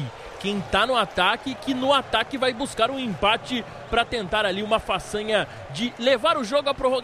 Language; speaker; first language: Portuguese; native; Portuguese